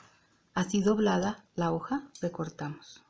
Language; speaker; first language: Spanish; native; Spanish